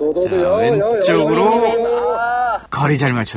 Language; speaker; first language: Korean; native; Korean